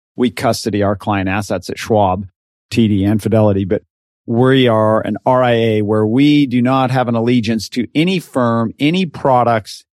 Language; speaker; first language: English; native; English